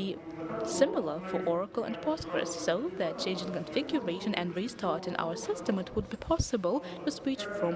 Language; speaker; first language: English; non-native, fluent; Russian